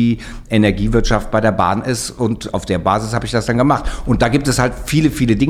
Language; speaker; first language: German; native; German